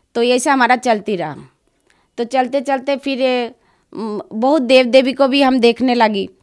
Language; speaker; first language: Hindi; non-native, local second language; Bangla